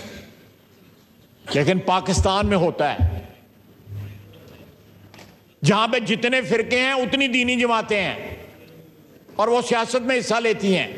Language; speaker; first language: Urdu; non-native, local second language; Punjabi